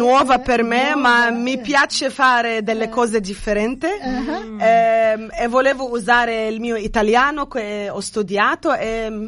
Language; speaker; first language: Italian; non-native, fluent; Arabic